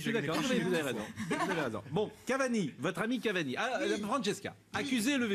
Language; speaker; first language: French; native; French